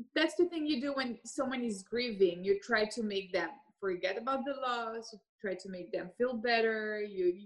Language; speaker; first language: English; early bilingual, other home language; French